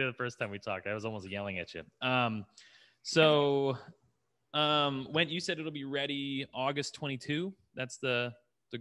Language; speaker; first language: English; native; English